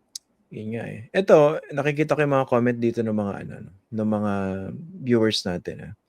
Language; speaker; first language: Filipino; native; Filipino